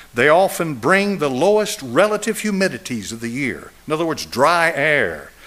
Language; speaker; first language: English; native; English